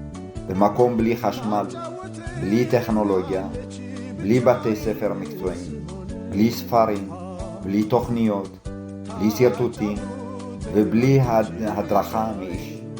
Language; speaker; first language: Hebrew; early bilingual, other home language; Amharic